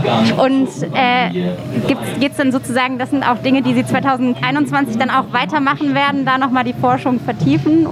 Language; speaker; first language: German; native; German